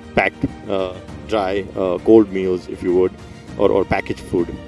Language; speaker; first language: English; native; English